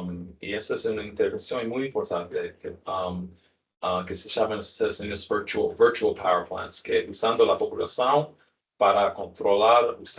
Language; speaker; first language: Portuguese; non-native, learner; Spanish